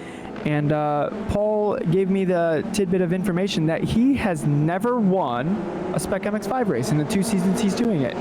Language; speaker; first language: English; native; English